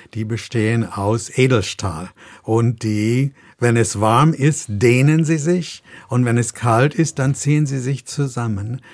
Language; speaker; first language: German; non-native, fluent; English